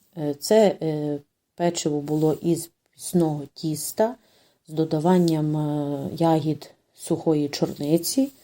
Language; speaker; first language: Ukrainian; native; Ukrainian